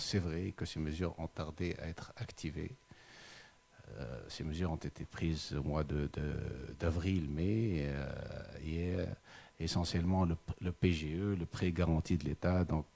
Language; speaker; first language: French; non-native, local second language; Arabic